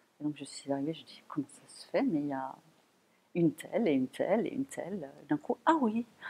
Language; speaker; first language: French; non-native, fluent; German